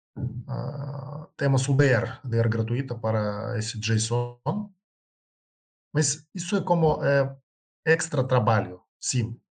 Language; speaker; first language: Portuguese; non-native, learner; Russian